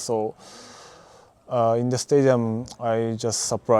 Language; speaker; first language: English; non-native, learner; Japanese